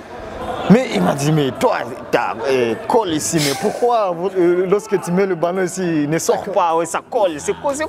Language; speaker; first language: French; non-native, local second language; Rundi